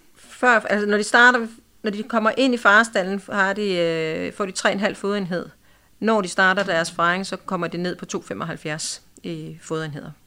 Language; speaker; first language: Danish; native; Danish